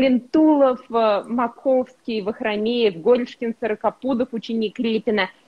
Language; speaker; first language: Russian; native; Russian